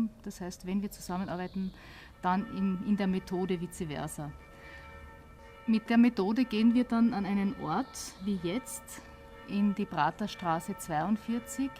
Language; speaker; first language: German; native; German